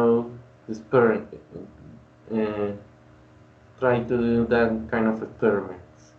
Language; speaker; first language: English; non-native, learner; Spanish